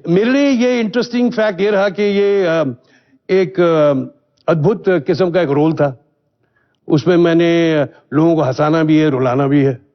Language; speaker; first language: Hindi; native; Hindi